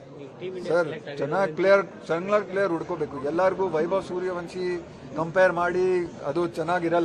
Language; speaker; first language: Kannada; non-native, local second language; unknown